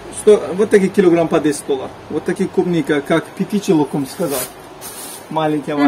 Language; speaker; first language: Russian; non-native, learner; Turkish